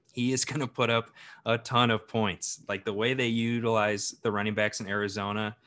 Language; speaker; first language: English; native; English